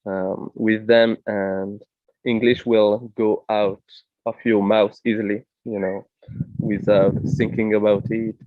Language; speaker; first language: English; non-native, fluent; French